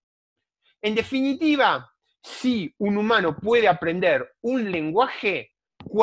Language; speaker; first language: Spanish; native; Spanish